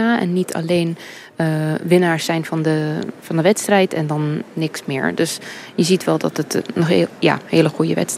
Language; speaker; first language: Dutch; early bilingual, heritage; English